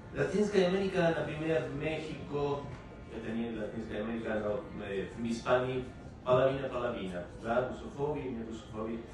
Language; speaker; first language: Russian; non-native, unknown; Spanish